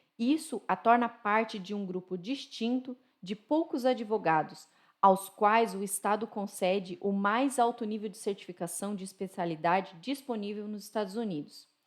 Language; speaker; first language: Portuguese; native; Portuguese